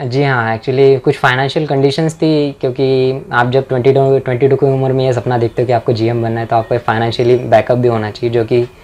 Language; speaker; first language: Hindi; non-native, local second language; Marathi